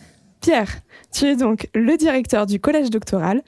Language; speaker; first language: French; native; French